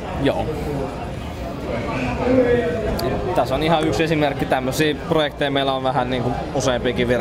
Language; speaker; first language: Finnish; native; Finnish